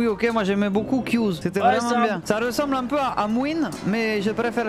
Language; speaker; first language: French; native; French